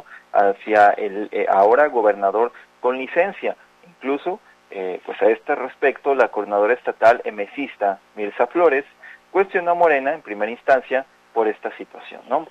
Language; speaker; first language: Spanish; native; Spanish